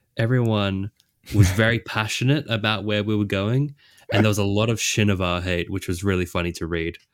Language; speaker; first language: English; native; English